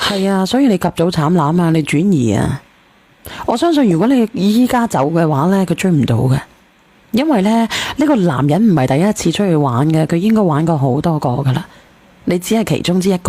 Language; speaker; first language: Cantonese; native; Cantonese